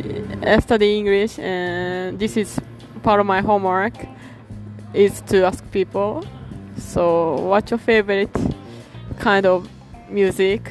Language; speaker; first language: English; non-native, learner; Japanese